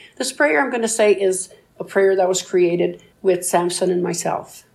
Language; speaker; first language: English; non-native, fluent; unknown